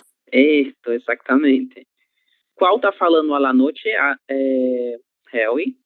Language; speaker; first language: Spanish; non-native, fluent; Portuguese